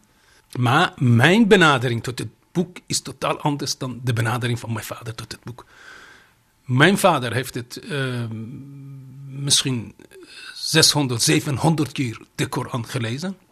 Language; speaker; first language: Dutch; non-native, fluent; Persian